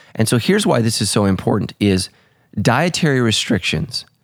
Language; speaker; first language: English; early bilingual, other home language; Italian